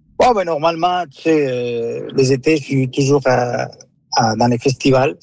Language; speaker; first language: French; non-native, fluent; Spanish